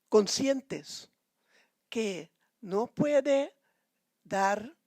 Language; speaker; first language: Spanish; non-native, fluent; Papiamento